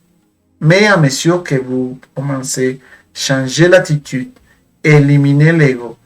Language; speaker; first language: French; non-native, fluent; Spanish